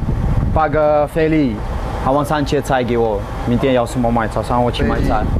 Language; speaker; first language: Chinese; non-native, learner; Russian